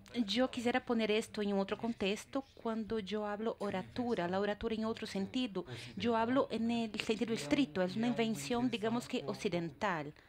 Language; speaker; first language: Spanish; non-native, fluent; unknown